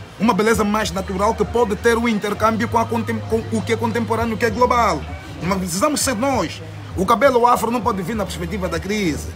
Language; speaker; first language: Portuguese; native; Portuguese